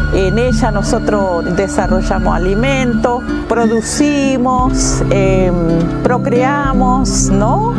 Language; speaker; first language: Spanish; non-native, local second language; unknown